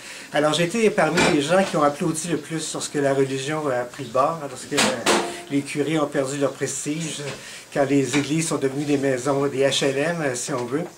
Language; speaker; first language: French; native; French